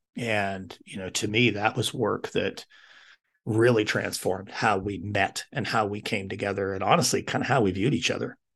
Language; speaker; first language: English; native; English